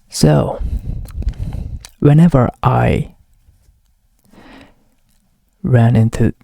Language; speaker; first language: English; non-native, learner; Korean